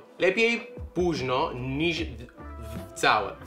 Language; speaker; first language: Polish; non-native, learner; Spanish